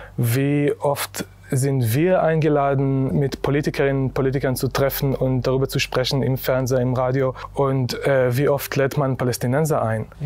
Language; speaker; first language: German; non-native, fluent; Hebrew